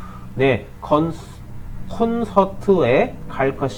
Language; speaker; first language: Korean; non-native, fluent; Filipino